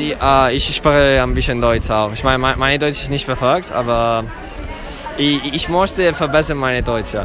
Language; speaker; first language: German; non-native, learner; Spanish